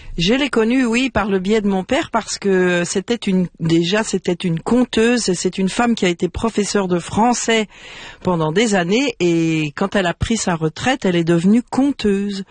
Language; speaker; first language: French; native; French